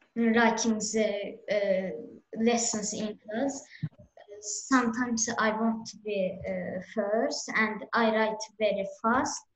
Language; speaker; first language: English; non-native, learner; Azerbaijani